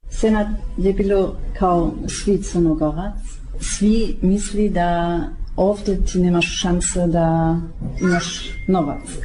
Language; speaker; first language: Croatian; non-native, learner; German